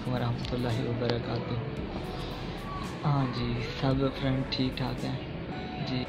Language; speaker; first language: Urdu; non-native, local second language; Punjabi